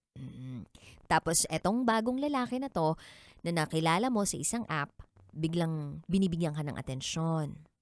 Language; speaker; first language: Filipino; native; Filipino